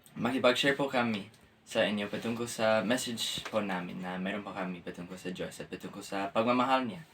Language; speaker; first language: Filipino; non-native, fluent; English